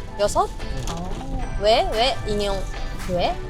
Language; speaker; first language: Korean; non-native, learner; Japanese